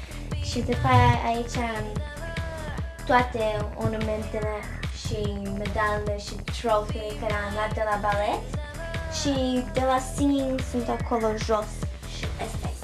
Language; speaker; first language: Romanian; early bilingual, heritage; Romanian